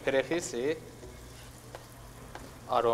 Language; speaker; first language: Spanish; non-native, learner; Turkish